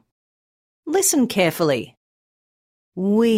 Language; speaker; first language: English; native; English